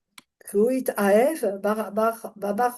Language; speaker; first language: Hebrew; non-native, learner; French